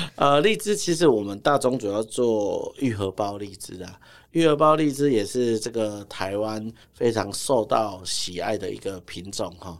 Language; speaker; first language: Chinese; native; Chinese